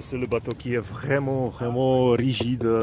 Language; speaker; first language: French; non-native, fluent; Czech